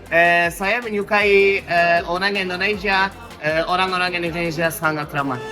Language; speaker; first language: Indonesian; non-native, learner; Turkish